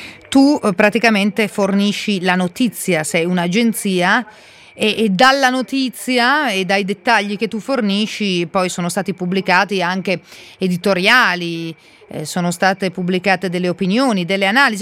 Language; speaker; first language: Italian; native; Italian